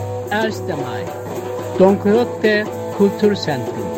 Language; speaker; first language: German; non-native, learner; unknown